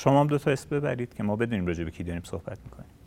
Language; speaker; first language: Persian; native; Persian